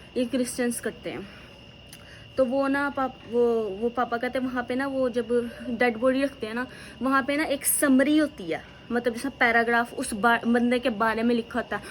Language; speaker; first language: Hindi; native; Hindi